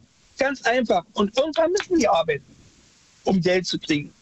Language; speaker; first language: German; native; German